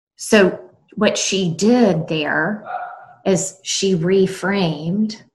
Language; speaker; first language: English; native; English